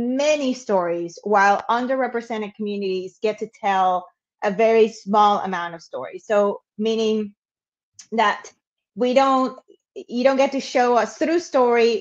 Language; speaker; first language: English; non-native, fluent; Spanish